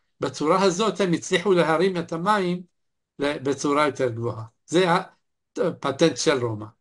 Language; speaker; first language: Hebrew; non-native, fluent; Arabic